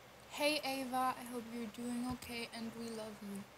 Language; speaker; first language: English; non-native, fluent; German